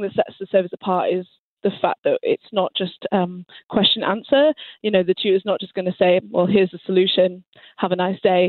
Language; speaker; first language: English; native; English